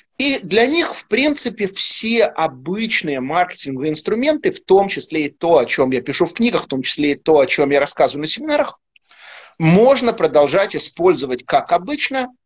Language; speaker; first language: Russian; native; Russian